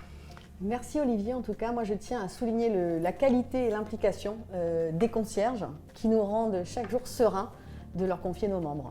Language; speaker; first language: French; native; French